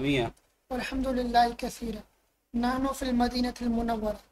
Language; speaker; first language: Arabic; non-native, learner; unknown